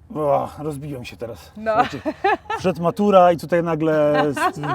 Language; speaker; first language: Polish; native; Polish